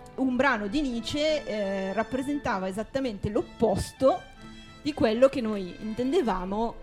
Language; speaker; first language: Italian; native; Italian